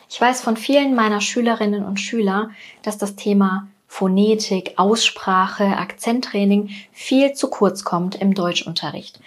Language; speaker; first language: German; native; German